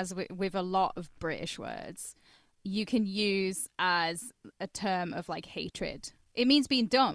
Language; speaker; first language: English; native; English